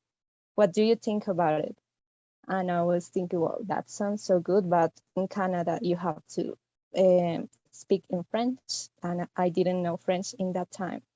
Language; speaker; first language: English; non-native, fluent; Spanish